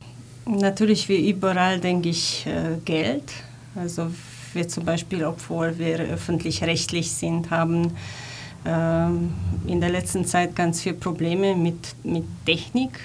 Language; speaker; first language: German; non-native, fluent; Hungarian